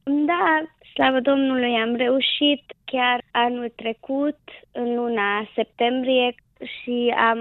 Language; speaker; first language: Romanian; non-native, local second language; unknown